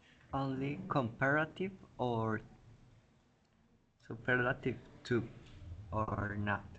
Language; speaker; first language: English; non-native, learner; Spanish